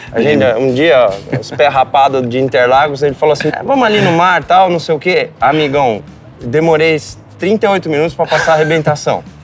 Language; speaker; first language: Portuguese; native; Portuguese